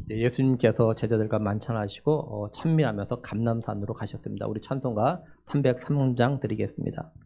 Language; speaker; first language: Korean; native; Korean